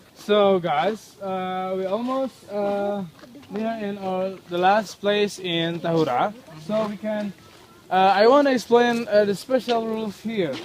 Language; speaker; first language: English; non-native, learner; Indonesian